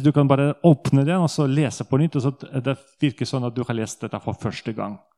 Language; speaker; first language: Norwegian; non-native, fluent; Russian